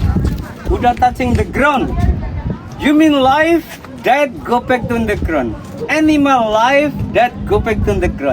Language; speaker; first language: English; non-native, learner; Indonesian